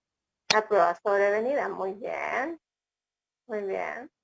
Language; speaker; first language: Spanish; native; Spanish